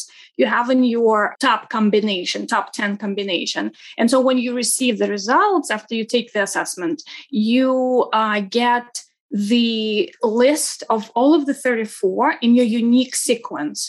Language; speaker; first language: English; non-native, fluent; Russian